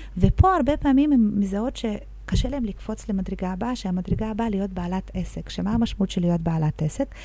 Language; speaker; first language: Hebrew; early bilingual, other home language; Russian